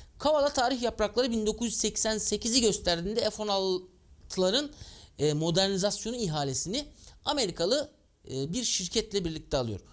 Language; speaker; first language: Turkish; native; Turkish